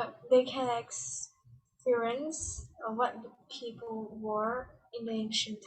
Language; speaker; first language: English; non-native, learner; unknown